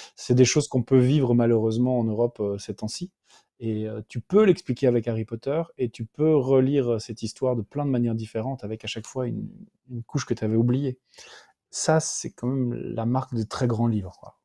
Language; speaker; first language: French; native; French